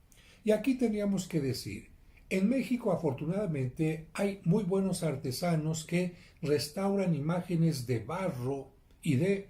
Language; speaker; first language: Spanish; native; Spanish